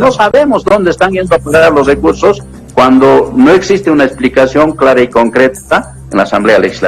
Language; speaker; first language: Spanish; native; Spanish